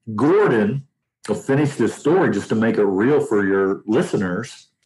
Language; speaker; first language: English; native; English